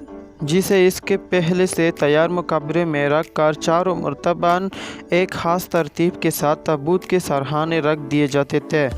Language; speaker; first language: Urdu; native; Urdu